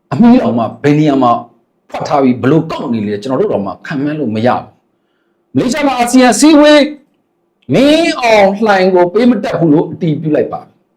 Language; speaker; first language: Burmese; native; Burmese